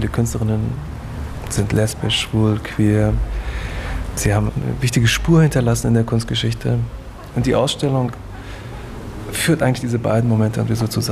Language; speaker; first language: German; early bilingual, other home language; Turkish